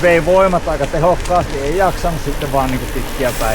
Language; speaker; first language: Finnish; native; Finnish